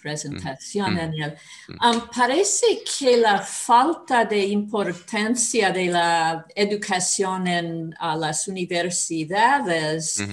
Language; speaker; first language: Spanish; non-native, fluent; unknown